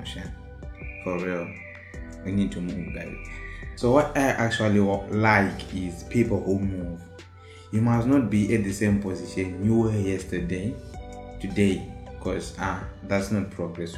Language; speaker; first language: English; non-native, local second language; Shona